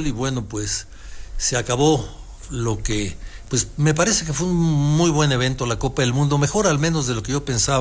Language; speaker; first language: Spanish; native; Spanish